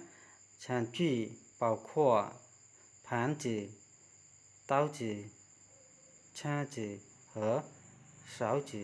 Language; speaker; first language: Chinese; non-native, fluent; Khmer